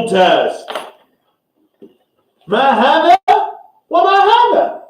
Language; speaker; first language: Arabic; non-native, fluent; English